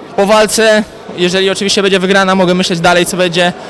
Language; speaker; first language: Polish; native; Polish